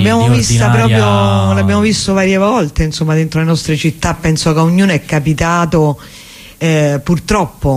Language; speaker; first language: Italian; native; Italian